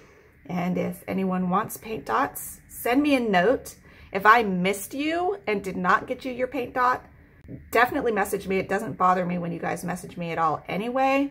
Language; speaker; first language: English; native; English